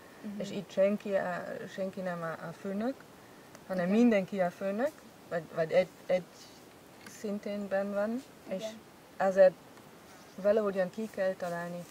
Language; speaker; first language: Hungarian; non-native, learner; German